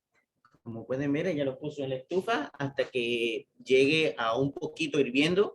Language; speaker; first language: Spanish; native; Spanish